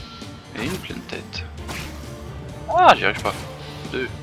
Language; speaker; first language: French; native; French